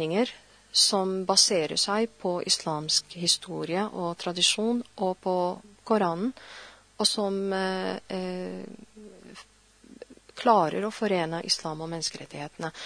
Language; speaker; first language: Norwegian; non-native, fluent; Arabic